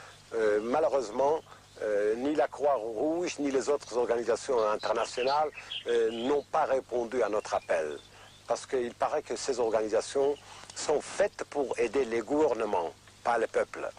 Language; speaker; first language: French; non-native, fluent; Kurdish